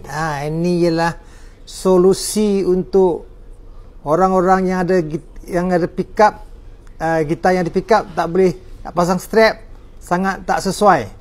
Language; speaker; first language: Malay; non-native, local second language; Chinese